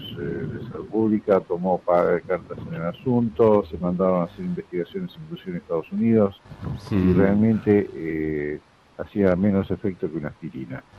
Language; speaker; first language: Spanish; native; Spanish